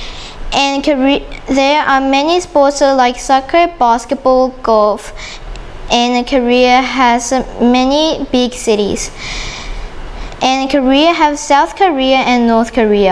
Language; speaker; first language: English; non-native, learner; Korean